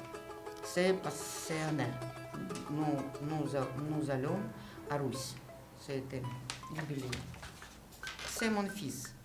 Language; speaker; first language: French; non-native, learner; Russian